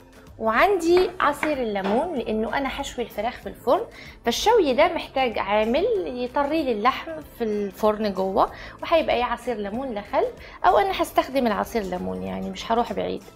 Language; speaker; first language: Arabic; native; Arabic